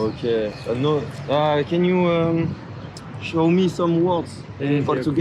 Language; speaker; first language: English; non-native, learner; French